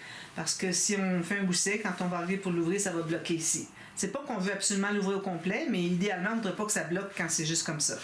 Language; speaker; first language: French; native; French